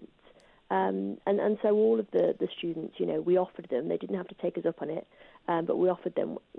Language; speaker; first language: English; native; English